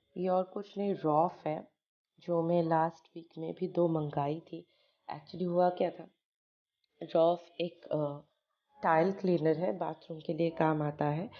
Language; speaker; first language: Hindi; non-native, local second language; Bangla